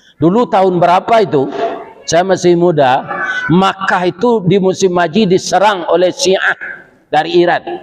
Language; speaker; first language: Malay; non-native, local second language; Minangkabau